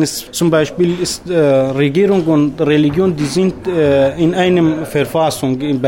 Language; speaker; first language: German; non-native, learner; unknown